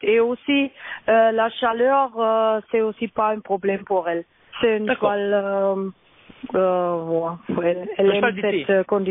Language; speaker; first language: French; non-native, learner; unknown